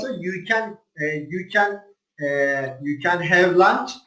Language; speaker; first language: English; non-native, learner; Turkish